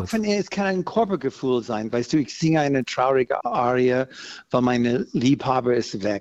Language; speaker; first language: German; non-native, fluent; English